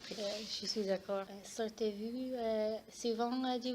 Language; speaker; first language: French; non-native, learner; English